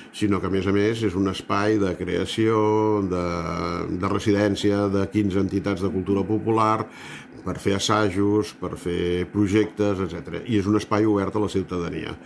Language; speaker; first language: Catalan; native; Catalan